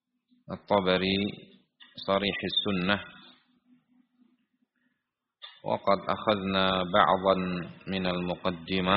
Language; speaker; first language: Arabic; non-native, fluent; Indonesian